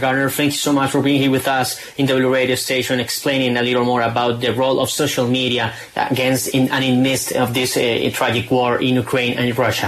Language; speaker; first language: English; non-native, fluent; Spanish